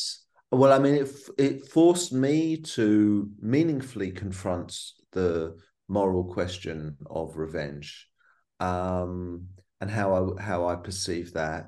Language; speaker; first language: English; native; English